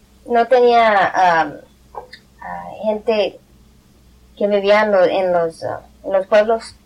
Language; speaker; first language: Spanish; early bilingual, other home language; English